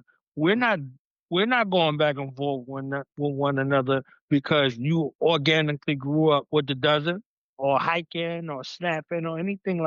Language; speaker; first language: English; native; English